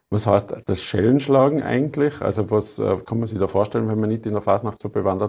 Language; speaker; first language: German; native; German